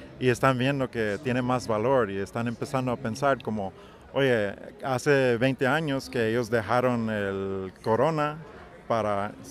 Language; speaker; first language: Spanish; non-native, learner; English